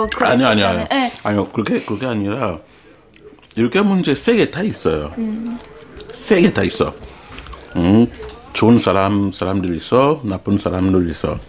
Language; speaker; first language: Korean; non-native, learner; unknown